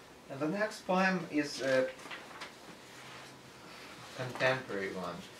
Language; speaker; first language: English; non-native, fluent; Ukrainian